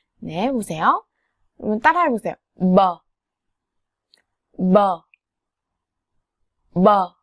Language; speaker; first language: Korean; non-native, fluent; Vietnamese